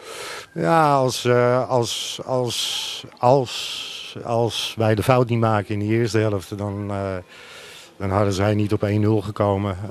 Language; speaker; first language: Dutch; native; Dutch